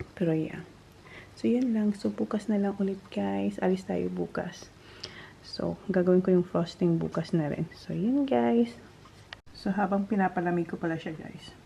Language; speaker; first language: Filipino; non-native, local second language; Bikol